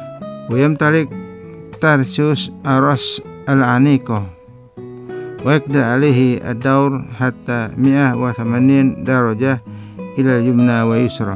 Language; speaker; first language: Arabic; non-native, fluent; Indonesian